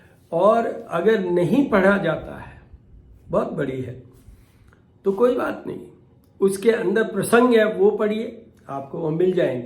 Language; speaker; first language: Hindi; native; Hindi